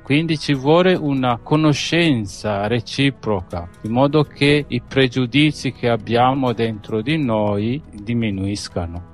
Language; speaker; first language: Italian; non-native, fluent; Kinyarwanda